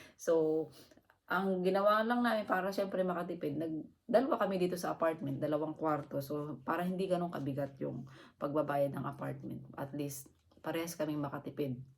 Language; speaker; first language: Filipino; native; Filipino